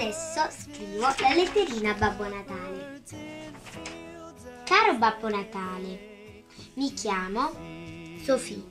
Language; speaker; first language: Italian; early bilingual, other home language; Portuguese